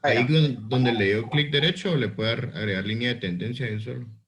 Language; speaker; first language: Spanish; native; Spanish